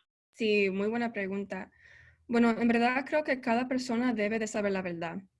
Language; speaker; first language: Spanish; early bilingual, heritage; Spanish